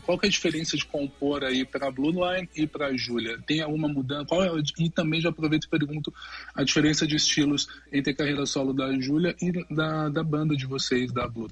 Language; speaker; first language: Portuguese; native; Portuguese